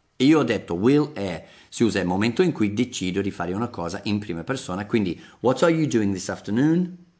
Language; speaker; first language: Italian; non-native, fluent; English